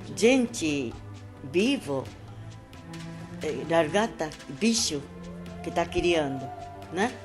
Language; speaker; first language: Portuguese; non-native, learner; Japanese